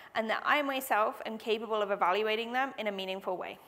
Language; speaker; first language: English; native; English